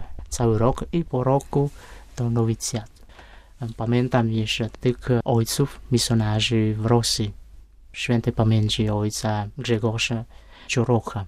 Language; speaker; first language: Polish; non-native, fluent; Vietnamese